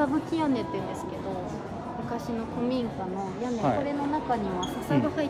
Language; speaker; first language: Japanese; native; Japanese